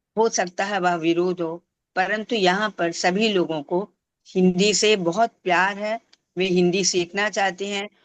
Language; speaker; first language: Hindi; non-native, local second language; Tamil